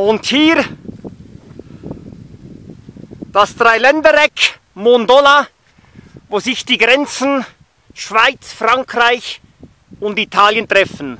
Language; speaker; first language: German; native; German